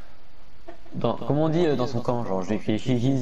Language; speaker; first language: French; native; French